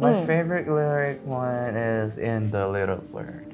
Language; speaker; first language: English; non-native, learner; Korean